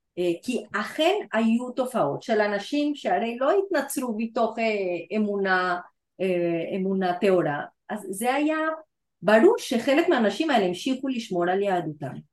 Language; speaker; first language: Hebrew; non-native, fluent; Spanish